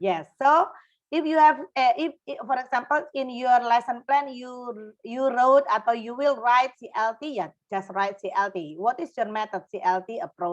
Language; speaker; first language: English; non-native, fluent; Indonesian